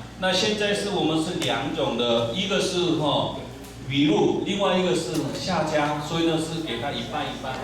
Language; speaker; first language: Chinese; non-native, fluent; Korean